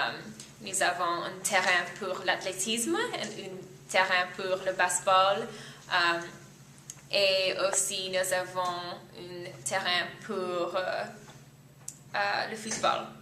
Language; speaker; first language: French; non-native, fluent; English